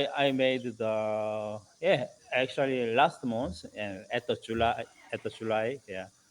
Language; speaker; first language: English; non-native, learner; Korean